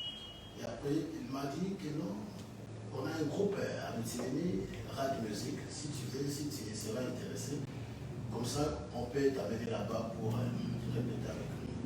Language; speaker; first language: French; non-native, local second language; Lingala